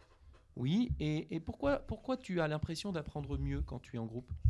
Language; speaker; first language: French; native; French